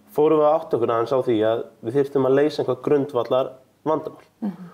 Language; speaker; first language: Icelandic; early bilingual, heritage; Icelandic